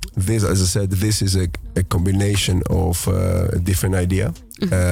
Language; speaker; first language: English; early bilingual, other home language; Greek